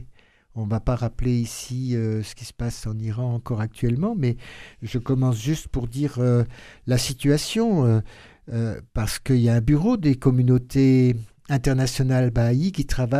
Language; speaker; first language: French; native; French